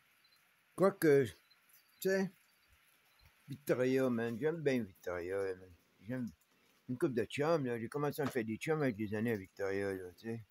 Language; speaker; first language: French; native; French